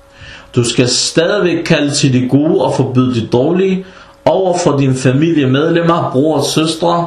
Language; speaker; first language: Danish; non-native, fluent; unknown